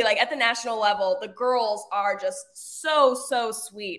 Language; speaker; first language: English; native; English